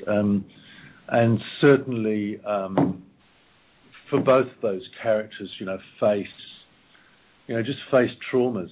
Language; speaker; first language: English; native; English